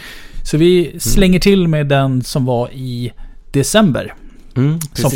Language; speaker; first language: Swedish; native; Swedish